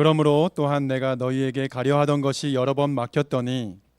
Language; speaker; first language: Korean; native; Korean